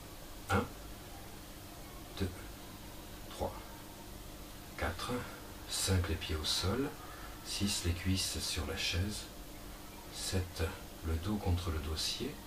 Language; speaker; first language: French; native; French